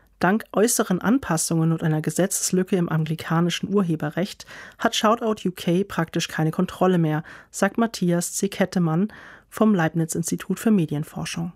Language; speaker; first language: German; native; German